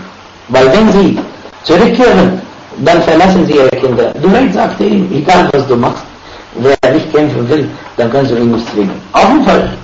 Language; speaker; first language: German; non-native, fluent; Arabic